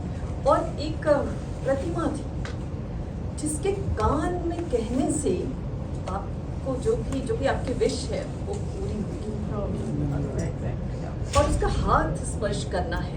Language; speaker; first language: Hindi; native; Hindi